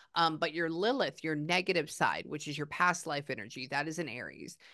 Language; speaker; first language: English; native; English